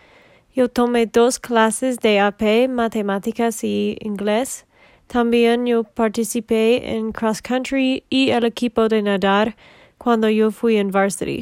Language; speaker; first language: Spanish; non-native, learner; English